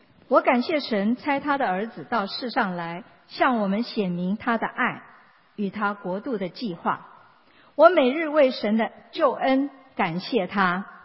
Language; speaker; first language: Chinese; native; Chinese